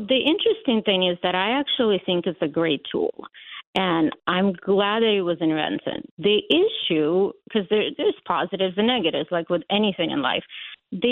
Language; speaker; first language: English; non-native, fluent; Latvian